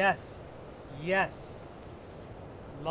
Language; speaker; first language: English; native; English